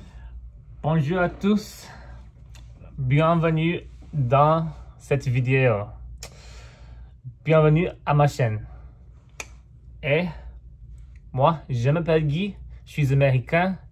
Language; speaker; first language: French; non-native, fluent; English